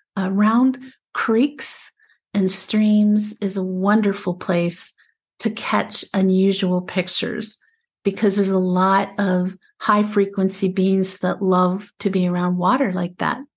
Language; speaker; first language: English; native; English